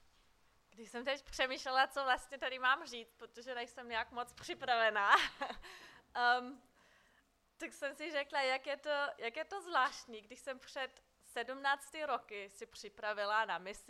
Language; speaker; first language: Czech; non-native, fluent; German